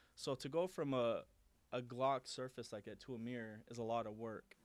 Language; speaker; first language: English; native; English